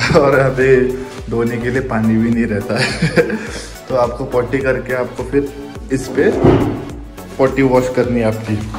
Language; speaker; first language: Hindi; non-native, local second language; Marathi